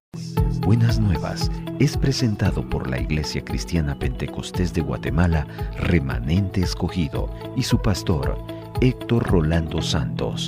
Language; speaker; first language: Spanish; native; Spanish